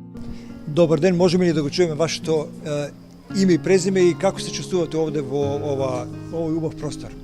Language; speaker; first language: Macedonian; native; Macedonian